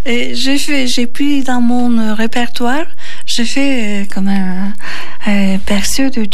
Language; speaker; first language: French; non-native, fluent; Turkish